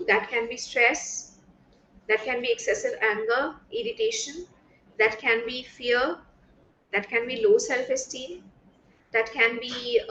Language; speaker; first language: English; non-native, local second language; Hindi